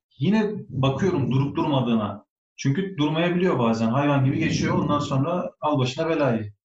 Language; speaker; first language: Turkish; early bilingual, heritage; Turkish